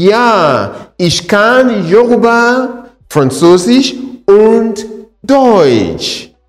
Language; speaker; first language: German; non-native, fluent; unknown